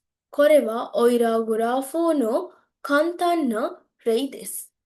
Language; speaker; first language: Japanese; non-native, learner; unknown